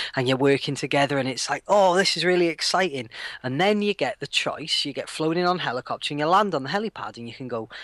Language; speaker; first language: English; native; English